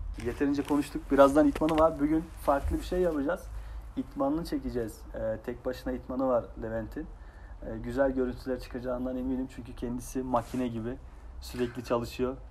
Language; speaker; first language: Turkish; native; Turkish